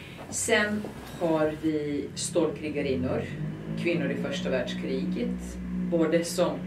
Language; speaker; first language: Swedish; non-native, fluent; Serbian